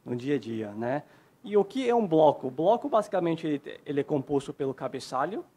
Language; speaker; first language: Portuguese; non-native, fluent; Chinese